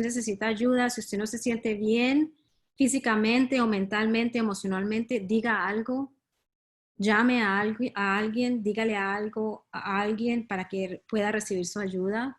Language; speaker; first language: Spanish; early bilingual, heritage; Spanish